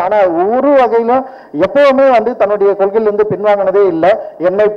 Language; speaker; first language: Tamil; native; Tamil